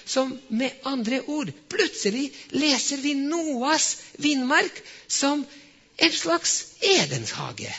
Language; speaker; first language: Norwegian; non-native, fluent; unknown